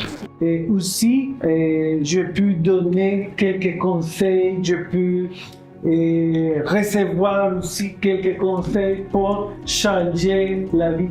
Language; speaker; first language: French; non-native, learner; Spanish